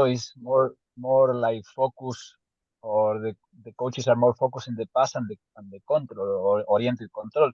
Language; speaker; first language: English; non-native, fluent; Spanish